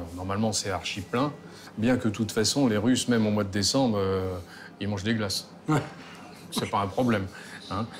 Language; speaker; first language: French; native; French